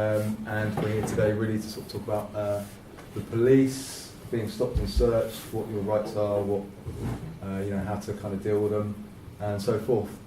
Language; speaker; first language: English; native; English